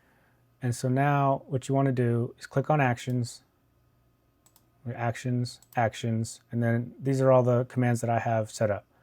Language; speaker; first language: English; native; English